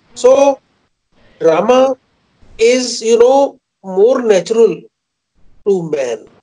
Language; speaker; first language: English; non-native, local second language; Punjabi